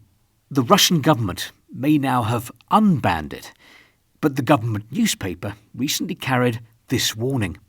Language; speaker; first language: English; native; English